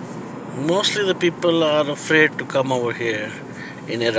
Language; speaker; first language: English; non-native, fluent; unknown